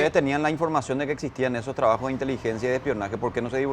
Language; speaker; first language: Spanish; native; Spanish